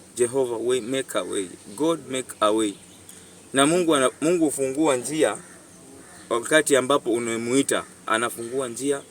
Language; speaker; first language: Swahili; non-native, local second language; Kamba